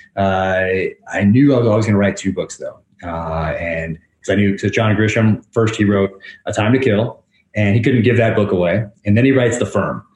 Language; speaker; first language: English; native; English